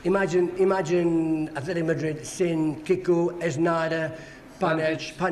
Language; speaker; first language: Spanish; non-native, learner; English